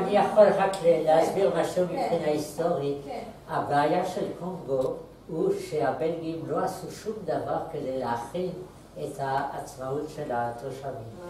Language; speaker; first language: Hebrew; non-native, fluent; French